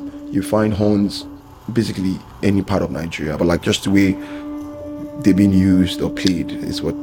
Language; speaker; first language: English; non-native, local second language; Yoruba